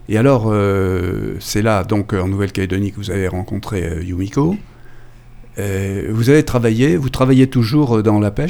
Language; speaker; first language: French; native; French